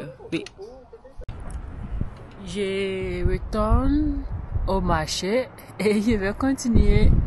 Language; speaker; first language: French; non-native, learner; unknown